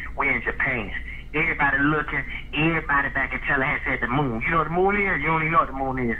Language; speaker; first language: English; native; English